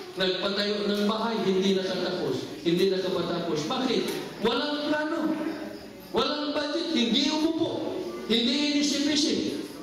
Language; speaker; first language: Filipino; non-native, local second language; Cebuano